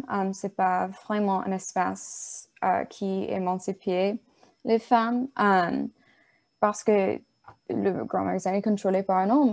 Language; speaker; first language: French; non-native, learner; English